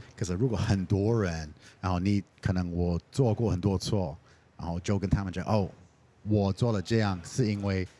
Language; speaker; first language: Chinese; non-native, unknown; English